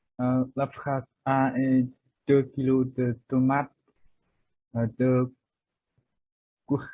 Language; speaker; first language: French; non-native, learner; Vietnamese